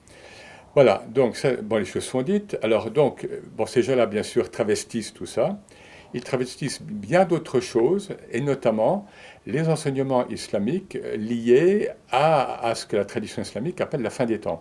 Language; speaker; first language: French; native; French